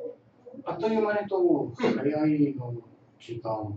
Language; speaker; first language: Japanese; non-native, learner; Tamil